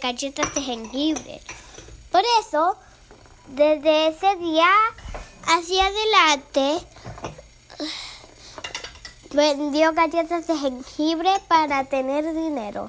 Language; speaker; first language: Spanish; early bilingual, heritage; Spanish